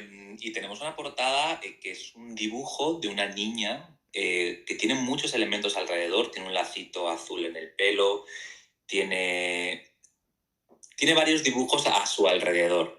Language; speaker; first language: Spanish; native; Spanish